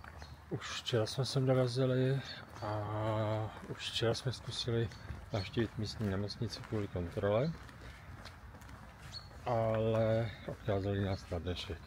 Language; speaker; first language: Czech; native; Czech